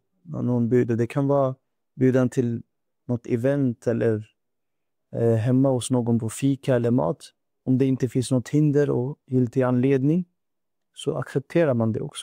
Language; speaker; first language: Swedish; non-native, fluent; Urdu